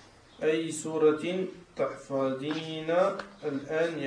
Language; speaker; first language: Arabic; non-native, learner; French